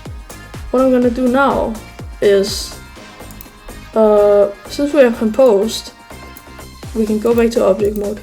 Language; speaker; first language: English; native; English